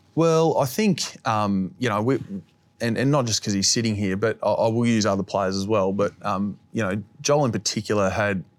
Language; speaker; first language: English; native; English